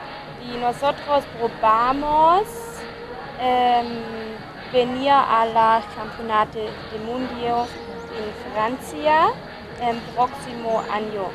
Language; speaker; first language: Spanish; non-native, learner; German